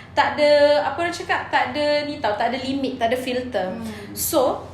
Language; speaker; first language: Malay; native; Malay